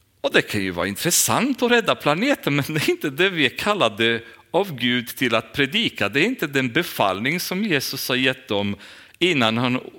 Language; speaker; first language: Swedish; non-native, fluent; Romanian